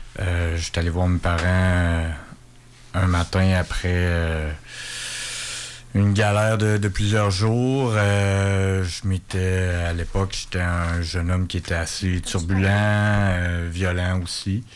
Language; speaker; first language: French; native; French